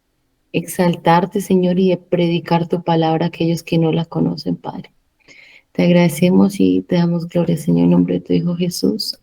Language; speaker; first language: Spanish; native; Spanish